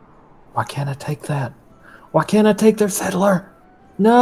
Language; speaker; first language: English; native; English